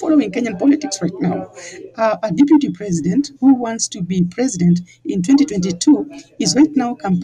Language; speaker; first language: English; non-native, local second language; Luo (Kenya and Tanzania)